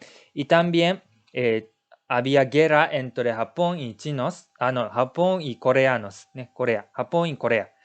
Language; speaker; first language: Spanish; non-native, learner; Japanese